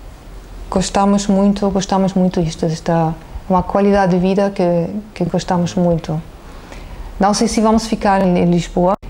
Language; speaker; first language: Portuguese; non-native, fluent; German